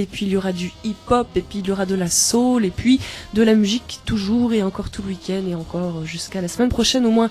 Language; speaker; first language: French; native; French